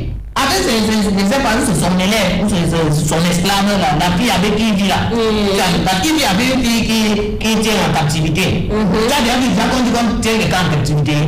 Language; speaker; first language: French; native; French